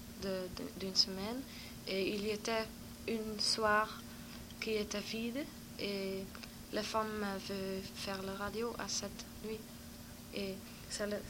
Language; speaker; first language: French; non-native, learner; Dutch